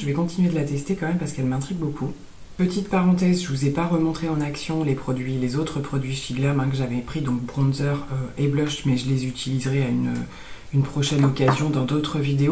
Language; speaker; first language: French; native; French